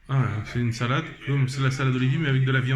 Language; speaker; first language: French; native; French